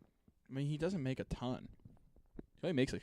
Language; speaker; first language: English; native; English